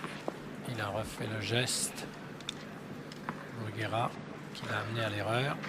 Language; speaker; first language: French; native; French